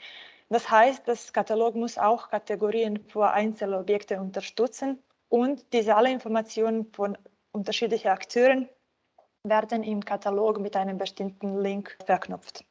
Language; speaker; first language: German; non-native, fluent; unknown